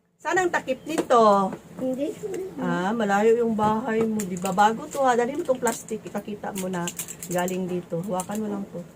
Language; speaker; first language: Filipino; native; Filipino